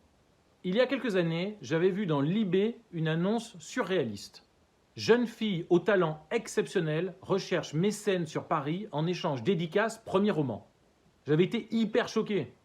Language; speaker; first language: French; native; French